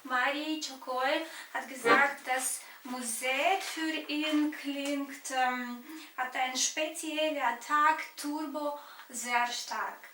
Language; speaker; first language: German; non-native, fluent; Romanian